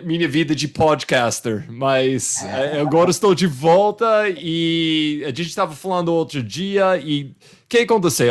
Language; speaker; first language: Portuguese; non-native, fluent; English